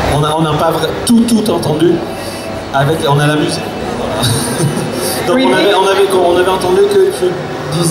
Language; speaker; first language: French; native; French